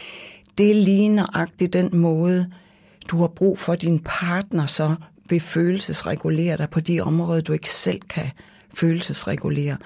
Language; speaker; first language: Danish; native; Danish